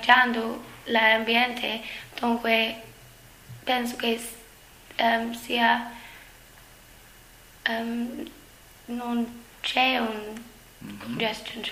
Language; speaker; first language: Italian; non-native, learner; English